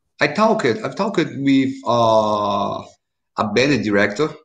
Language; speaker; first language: English; non-native, learner; Portuguese